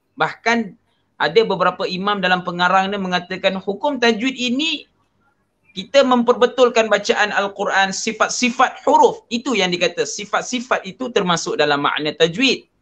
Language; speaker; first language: Malay; native; Malay